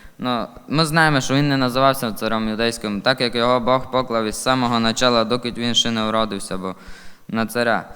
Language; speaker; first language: Ukrainian; native; Ukrainian